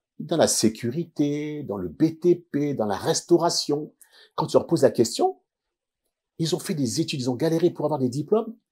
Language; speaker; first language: French; native; French